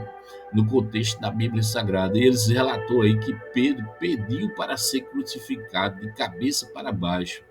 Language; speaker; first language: Portuguese; native; Portuguese